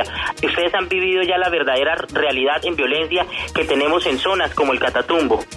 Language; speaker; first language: Spanish; native; Spanish